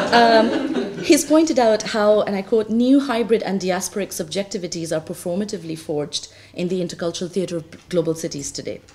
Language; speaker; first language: English; non-native, local second language; Bangla